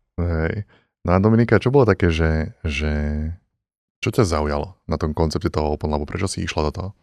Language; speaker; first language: Slovak; native; Slovak